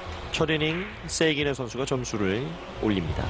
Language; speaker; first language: Korean; native; Korean